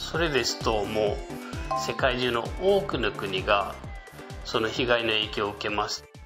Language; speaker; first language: Japanese; non-native, fluent; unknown